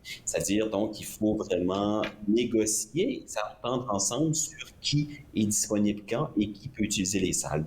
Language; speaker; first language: French; native; French